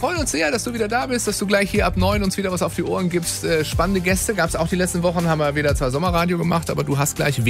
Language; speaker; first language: German; native; German